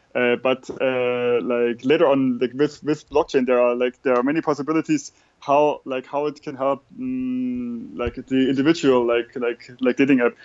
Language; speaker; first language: English; non-native, fluent; German